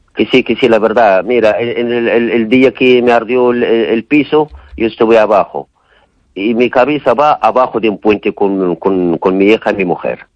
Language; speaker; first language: Spanish; non-native, fluent; Arabic